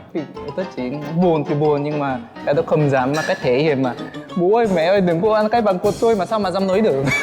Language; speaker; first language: Vietnamese; non-native, fluent; Korean